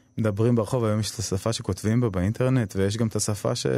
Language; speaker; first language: Hebrew; early bilingual, other home language; Arabic